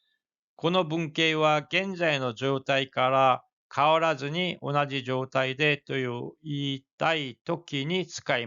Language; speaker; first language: Japanese; non-native, fluent; Korean